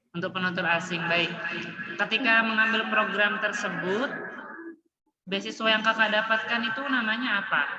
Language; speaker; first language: Indonesian; native; Indonesian